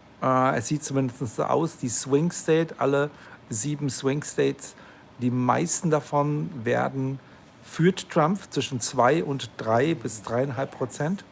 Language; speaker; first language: German; native; German